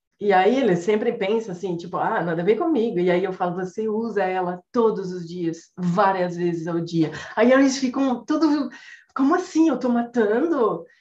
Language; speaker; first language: Portuguese; non-native, fluent; French